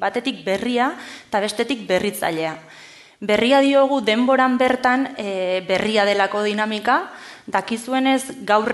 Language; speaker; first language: Basque; native; Basque